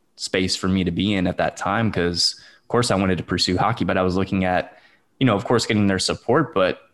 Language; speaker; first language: English; native; English